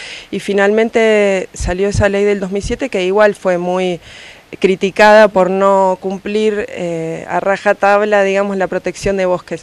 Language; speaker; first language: Spanish; native; Spanish